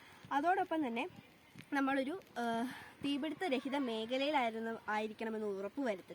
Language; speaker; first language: Malayalam; native; Malayalam